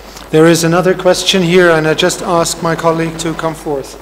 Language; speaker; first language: English; non-native, fluent; German